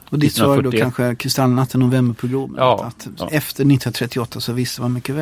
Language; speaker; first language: Swedish; native; Swedish